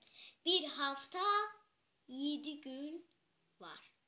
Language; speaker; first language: Turkish; non-native, learner; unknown